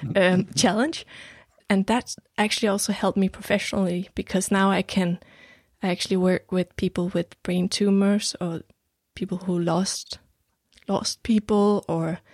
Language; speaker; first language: English; non-native, fluent; Danish